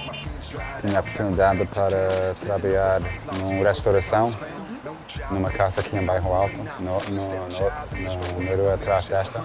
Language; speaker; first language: Portuguese; non-native, fluent; English